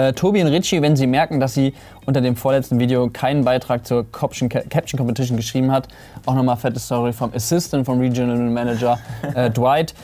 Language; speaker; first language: German; native; German